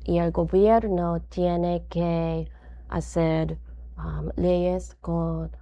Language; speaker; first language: Spanish; non-native, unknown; English